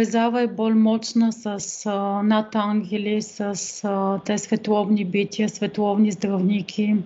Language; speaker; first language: Slovenian; non-native, fluent; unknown